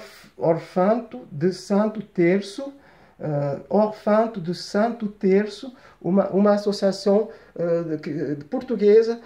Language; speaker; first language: Portuguese; early bilingual, heritage; Portuguese